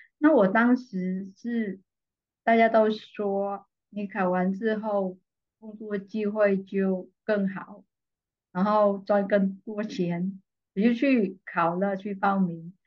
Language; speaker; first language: Chinese; non-native, fluent; Vietnamese